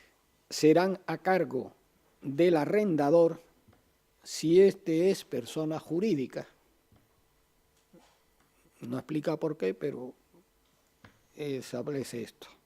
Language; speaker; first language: Spanish; native; Spanish